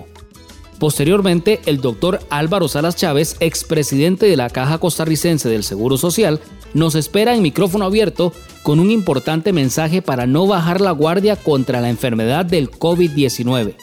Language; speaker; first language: Spanish; native; Spanish